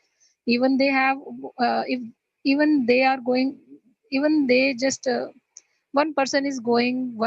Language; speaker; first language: English; non-native, learner; Hindi